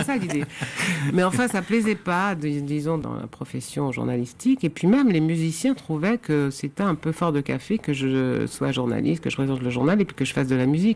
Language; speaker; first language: French; native; French